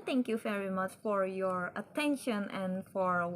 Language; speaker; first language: English; non-native, learner; Indonesian